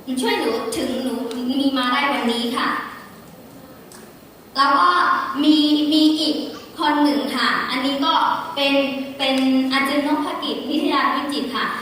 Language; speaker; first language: Thai; non-native, fluent; Burmese